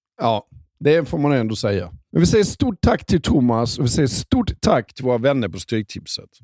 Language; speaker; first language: Swedish; native; Swedish